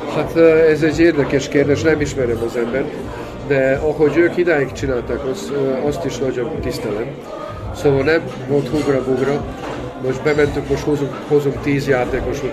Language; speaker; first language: Hungarian; non-native, local second language; Serbian